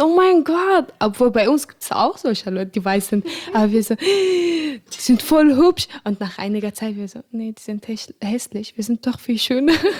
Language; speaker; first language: German; non-native, fluent; Arabic